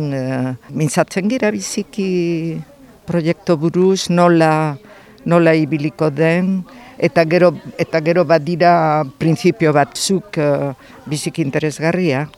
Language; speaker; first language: Basque; non-native, local second language; French